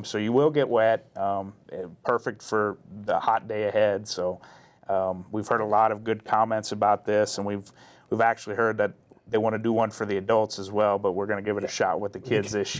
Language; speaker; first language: English; native; English